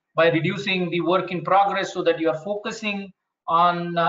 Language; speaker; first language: English; non-native, local second language; Marathi